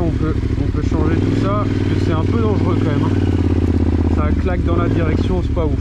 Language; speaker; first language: French; native; French